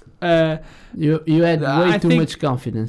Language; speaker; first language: English; non-native, fluent; Portuguese